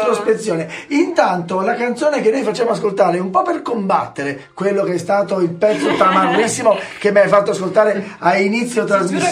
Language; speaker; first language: Italian; native; Italian